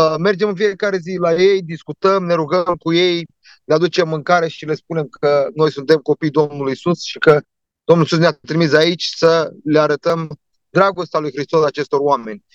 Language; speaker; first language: Romanian; non-native, local second language; Turkish